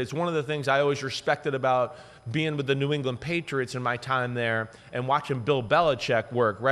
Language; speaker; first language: English; native; English